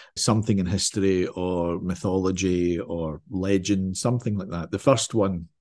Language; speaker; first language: English; native; English